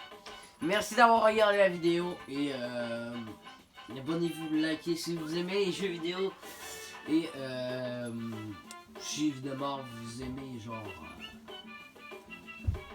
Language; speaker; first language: French; native; French